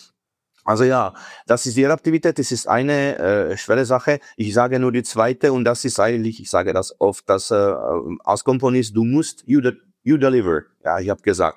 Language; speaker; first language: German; non-native, fluent; Czech